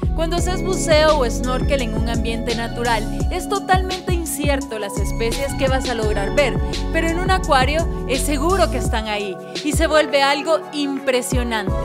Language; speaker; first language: Spanish; native; Spanish